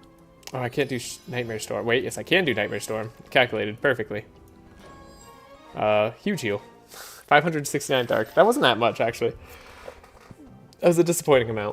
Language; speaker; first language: English; native; English